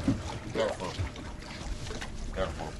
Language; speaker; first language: English; non-native, learner; Indonesian